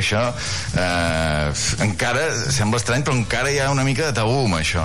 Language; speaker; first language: Catalan; native; Catalan